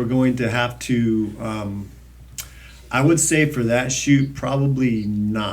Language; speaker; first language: English; native; English